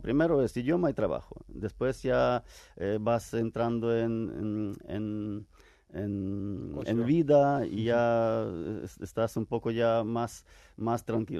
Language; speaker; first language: Spanish; non-native, fluent; Ukrainian